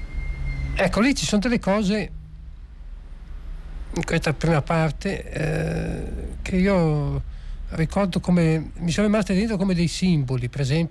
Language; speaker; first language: Italian; native; Italian